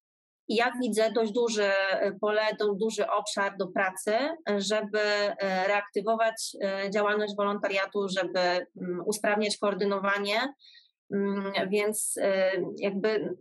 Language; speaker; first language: Polish; native; Polish